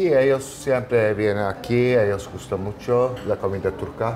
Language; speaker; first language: Spanish; non-native, learner; Turkish